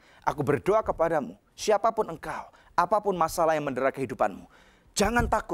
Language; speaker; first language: Indonesian; native; Indonesian